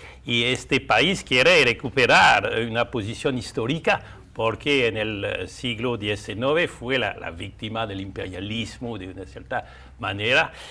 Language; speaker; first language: Spanish; non-native, fluent; French